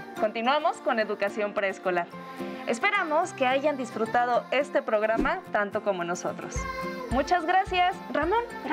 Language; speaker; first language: Spanish; native; Spanish